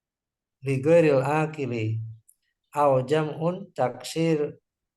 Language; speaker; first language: Arabic; non-native, learner; Indonesian